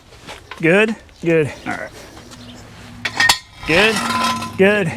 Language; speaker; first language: English; native; English